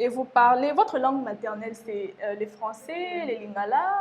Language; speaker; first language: French; non-native, local second language; Lingala